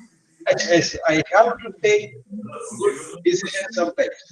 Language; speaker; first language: English; non-native, local second language; Malayalam